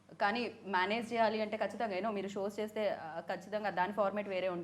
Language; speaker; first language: Telugu; native; Telugu